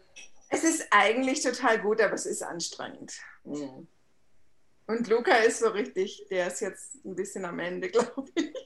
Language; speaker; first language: German; native; German